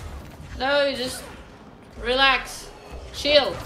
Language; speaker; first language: English; non-native, fluent; French